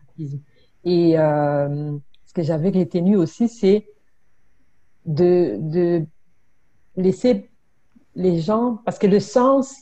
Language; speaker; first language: French; non-native, local second language; Kinyarwanda